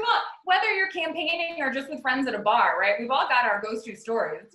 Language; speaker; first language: English; native; English